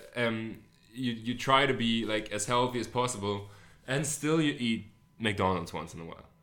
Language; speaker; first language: English; non-native, fluent; German